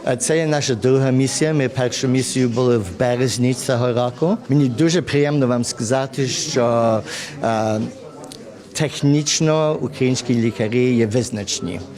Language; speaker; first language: Ukrainian; early bilingual, heritage; Ukrainian